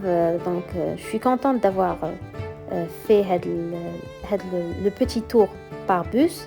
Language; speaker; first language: French; non-native, local second language; Arabic